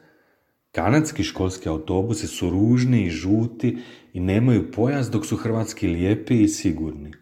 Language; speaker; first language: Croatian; early bilingual, heritage; Croatian